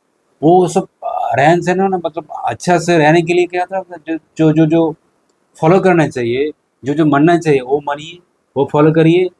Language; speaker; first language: Hindi; non-native, local second language; Bangla